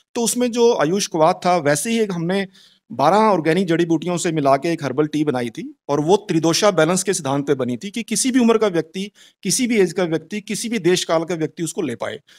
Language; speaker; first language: Hindi; native; Hindi